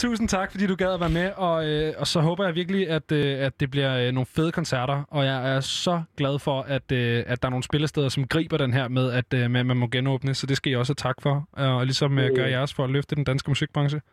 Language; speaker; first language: Danish; native; Danish